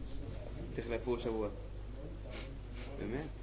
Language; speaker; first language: Hebrew; non-native, learner; Spanish